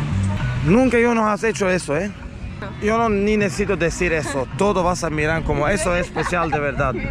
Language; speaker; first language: Spanish; non-native, learner; Swedish